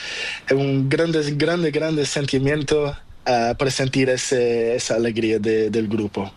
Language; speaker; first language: Spanish; non-native, learner; Portuguese